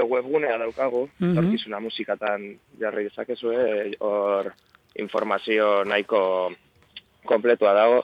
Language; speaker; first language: Basque; non-native, local second language; Spanish